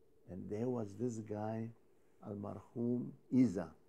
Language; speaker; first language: English; native; English